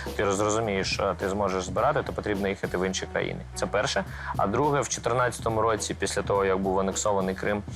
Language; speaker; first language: Ukrainian; non-native, local second language; Russian